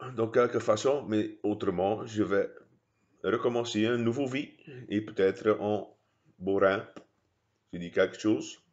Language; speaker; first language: French; non-native, learner; Dutch